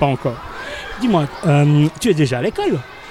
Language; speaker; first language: French; native; French